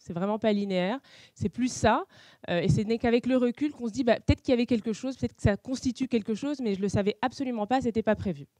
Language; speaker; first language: French; non-native, local second language; Arabic